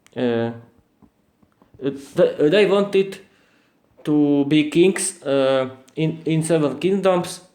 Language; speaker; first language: English; non-native, learner; Slovak